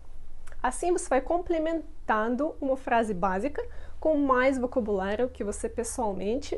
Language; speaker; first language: Portuguese; non-native, fluent; Russian